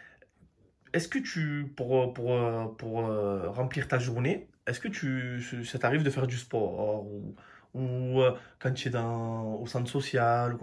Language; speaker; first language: French; native; French